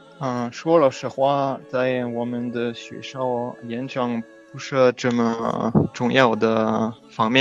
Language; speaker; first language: Chinese; non-native, learner; French